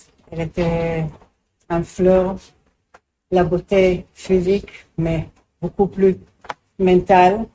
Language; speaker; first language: French; non-native, learner; Hebrew